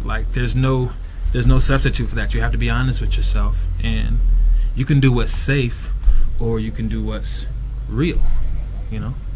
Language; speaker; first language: English; early bilingual, other home language; Spanish